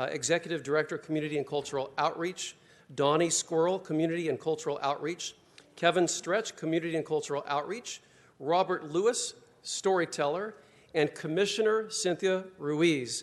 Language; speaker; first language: English; native; English